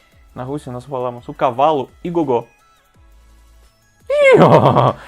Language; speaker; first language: Portuguese; non-native, fluent; Russian